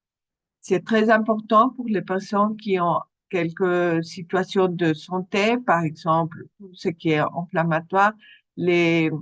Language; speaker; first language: French; non-native, fluent; Spanish